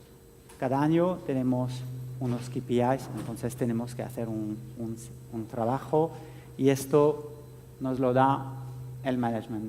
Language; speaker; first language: Spanish; non-native, fluent; French